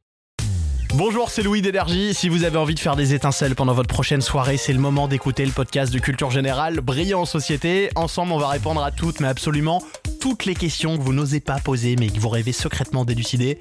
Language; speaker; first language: French; native; French